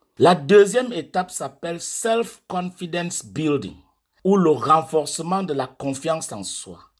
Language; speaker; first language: French; non-native, local second language; English